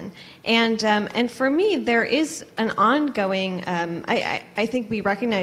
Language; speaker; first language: English; native; English